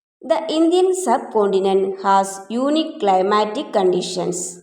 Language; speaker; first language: English; non-native, local second language; Malayalam